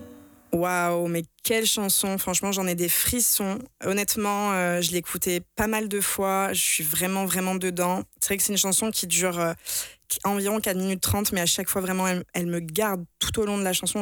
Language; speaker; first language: French; native; French